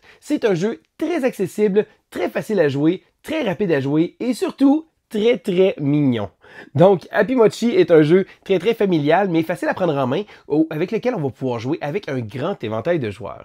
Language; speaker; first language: French; native; French